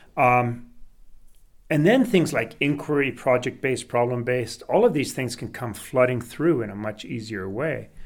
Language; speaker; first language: English; early bilingual, other home language; Swedish